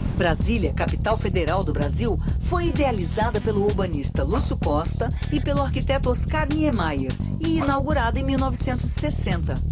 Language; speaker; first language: Portuguese; native; Portuguese